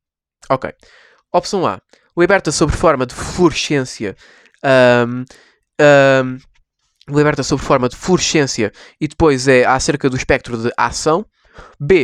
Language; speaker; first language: Portuguese; native; Portuguese